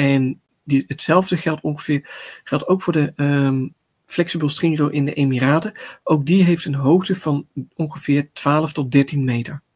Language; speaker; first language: Dutch; native; Dutch